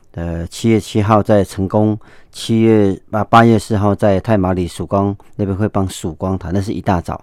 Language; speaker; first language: Chinese; non-native, local second language; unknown